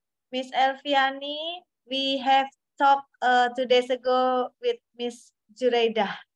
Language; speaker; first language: English; non-native, learner; Indonesian